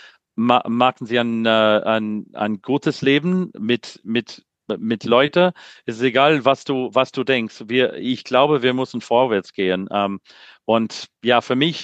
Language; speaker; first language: German; non-native, learner; English